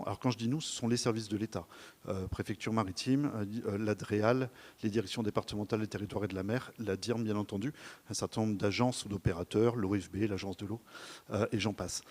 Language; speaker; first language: French; native; French